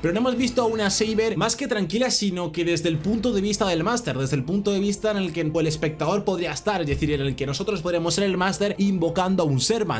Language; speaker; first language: Spanish; native; Spanish